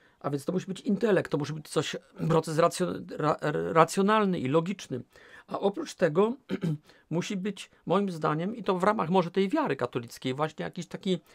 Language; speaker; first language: Polish; native; Polish